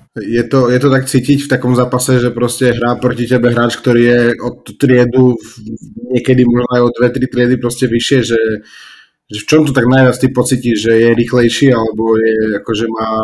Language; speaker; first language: Slovak; native; Slovak